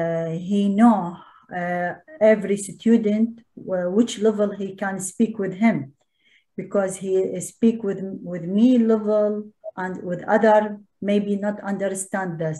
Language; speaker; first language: English; non-native, learner; Arabic